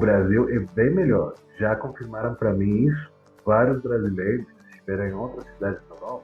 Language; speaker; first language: Portuguese; non-native, fluent; Spanish